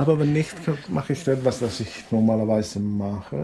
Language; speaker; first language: German; non-native, learner; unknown